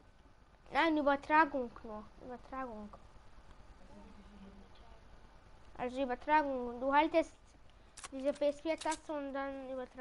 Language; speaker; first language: German; early bilingual, other home language; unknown